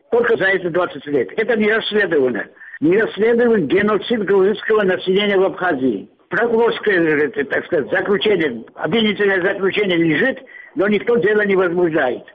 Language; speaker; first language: Russian; non-native, local second language; Georgian